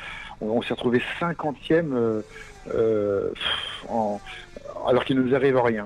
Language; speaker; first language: French; native; French